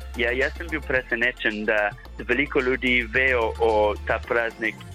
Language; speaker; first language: Slovenian; non-native, learner; English